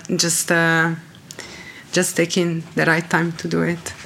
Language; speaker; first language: English; non-native, fluent; Italian